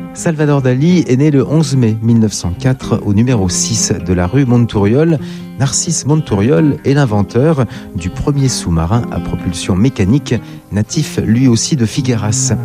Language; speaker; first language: French; native; French